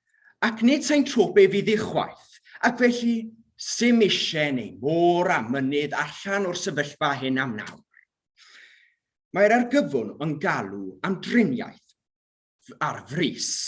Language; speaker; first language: Welsh; native; Welsh